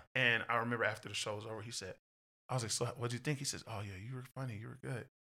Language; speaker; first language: English; native; English